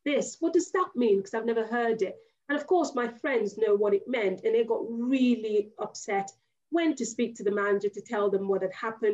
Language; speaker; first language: English; non-native, local second language; Yoruba